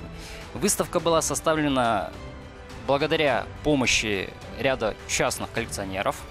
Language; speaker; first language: Russian; native; Russian